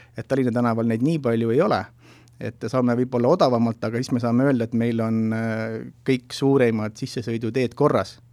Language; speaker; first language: Estonian; native; Estonian